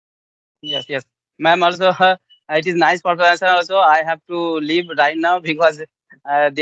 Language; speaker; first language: English; non-native, learner; Bangla